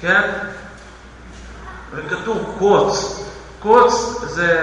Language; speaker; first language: Hebrew; non-native, fluent; Russian